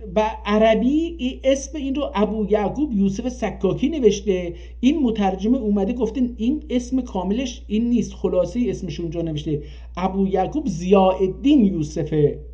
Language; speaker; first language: Persian; non-native, local second language; Azerbaijani